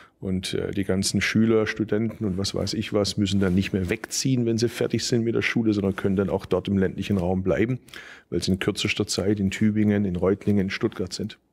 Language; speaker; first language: German; early bilingual, other home language; Turkish